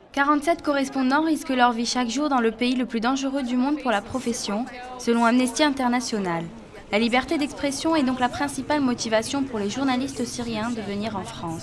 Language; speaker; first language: French; native; French